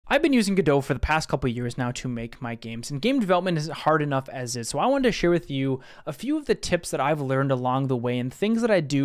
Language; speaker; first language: English; native; English